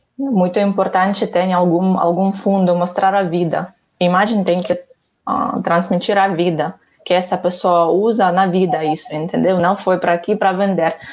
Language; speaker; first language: Portuguese; non-native, fluent; Ukrainian